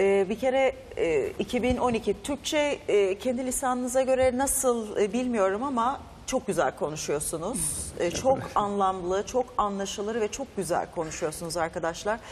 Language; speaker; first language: Turkish; native; Turkish